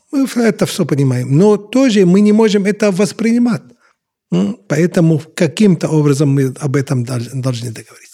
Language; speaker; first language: Russian; non-native, fluent; Arabic